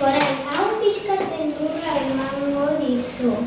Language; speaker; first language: Basque; non-native, local second language; Spanish